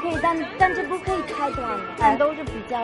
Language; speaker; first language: Chinese; non-native, learner; Hebrew